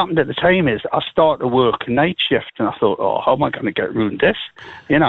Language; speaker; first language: English; native; English